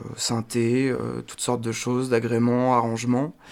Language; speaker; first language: French; native; French